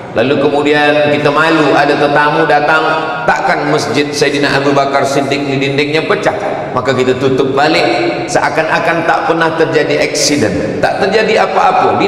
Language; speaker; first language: Malay; native; Malay